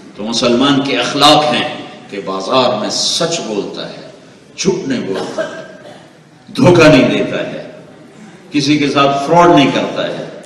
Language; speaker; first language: Urdu; non-native, local second language; Punjabi